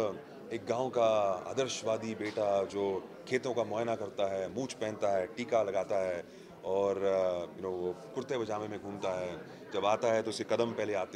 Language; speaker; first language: Hindi; native; Hindi